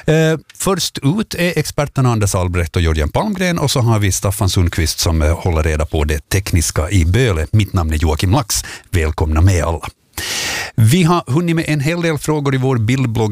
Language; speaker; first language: Swedish; native; Swedish